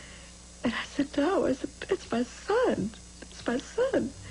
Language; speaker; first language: English; native; English